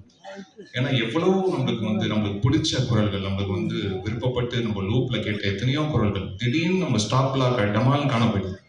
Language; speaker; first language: Tamil; native; Tamil